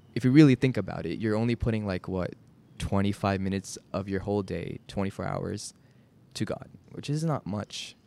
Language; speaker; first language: English; native; English